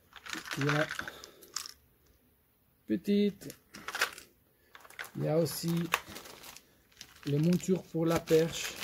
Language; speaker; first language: French; non-native, fluent; Portuguese